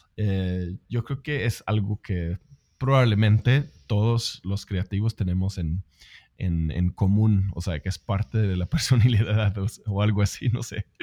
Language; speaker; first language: Spanish; non-native, fluent; Swedish